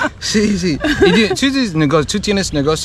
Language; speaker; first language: Spanish; non-native, learner; English